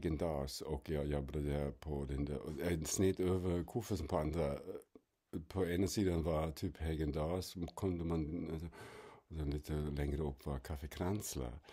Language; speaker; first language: Swedish; non-native, fluent; German